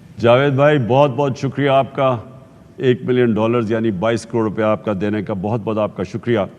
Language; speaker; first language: Urdu; native; Urdu